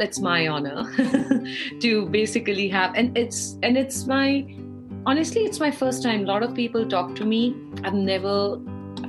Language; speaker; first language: English; non-native, local second language; Hindi